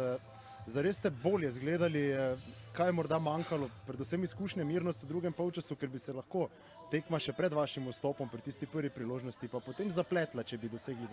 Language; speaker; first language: Slovenian; native; Slovenian